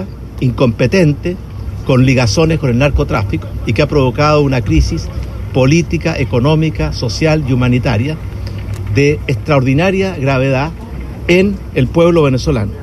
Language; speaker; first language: Spanish; native; Spanish